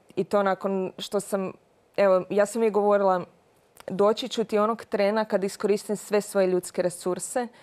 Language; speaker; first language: Croatian; native; Croatian